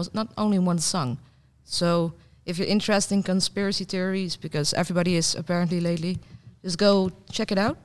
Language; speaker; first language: English; non-native, fluent; Dutch